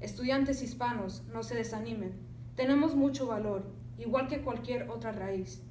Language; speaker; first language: Spanish; early bilingual, other home language; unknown